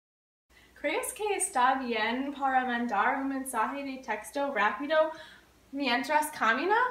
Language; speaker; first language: Spanish; non-native, learner; English